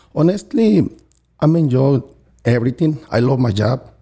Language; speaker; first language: English; non-native, learner; Spanish